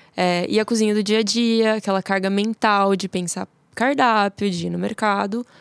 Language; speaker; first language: Portuguese; native; Portuguese